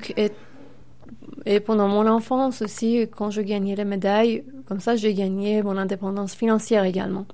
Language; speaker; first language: French; non-native, fluent; Persian